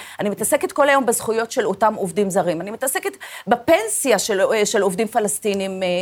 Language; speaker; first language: Hebrew; non-native, local second language; Arabic